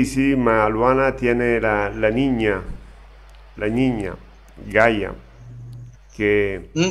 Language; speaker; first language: Spanish; non-native, learner; Italian